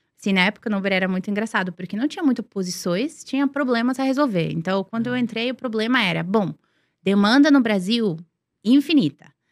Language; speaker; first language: Portuguese; non-native, fluent; Serbian